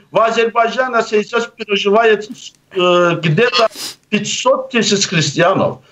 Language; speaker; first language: Russian; non-native, local second language; Azerbaijani